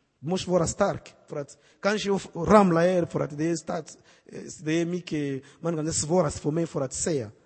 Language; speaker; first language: Swedish; non-native, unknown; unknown